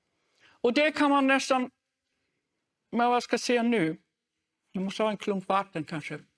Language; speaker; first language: Swedish; non-native, fluent; German